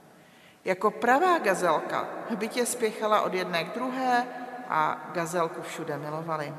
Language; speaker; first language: Czech; native; Czech